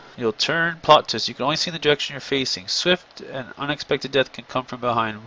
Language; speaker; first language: English; native; English